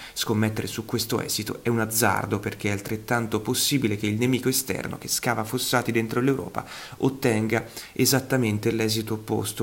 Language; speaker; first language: Italian; native; Italian